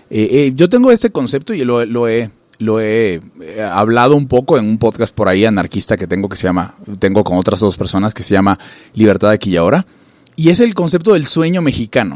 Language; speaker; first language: Spanish; native; Spanish